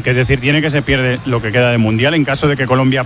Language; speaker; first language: Spanish; native; Spanish